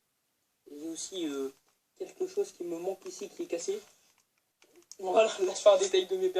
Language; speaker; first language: French; native; French